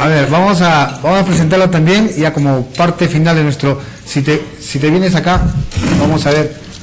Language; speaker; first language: Spanish; native; Spanish